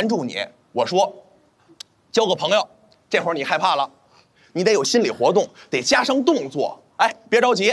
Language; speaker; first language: Chinese; native; Chinese